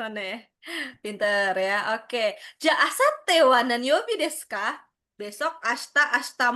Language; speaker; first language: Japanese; non-native, fluent; Indonesian